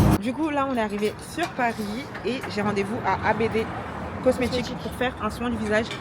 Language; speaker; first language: French; native; French